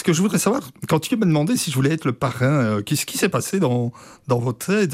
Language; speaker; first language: French; native; French